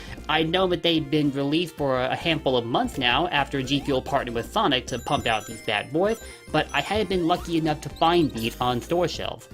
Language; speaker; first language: English; native; English